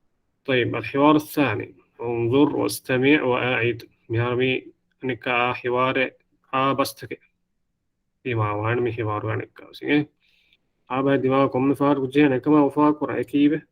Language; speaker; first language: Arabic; non-native, fluent; Divehi